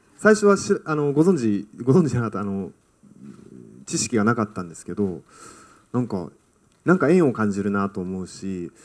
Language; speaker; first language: Japanese; native; Japanese